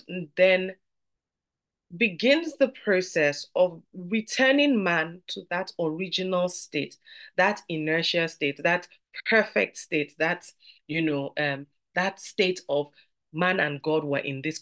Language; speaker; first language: English; non-native, local second language; Yoruba